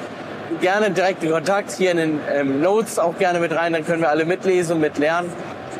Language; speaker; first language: German; native; German